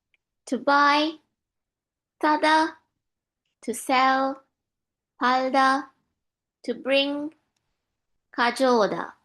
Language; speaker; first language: Korean; non-native, learner; English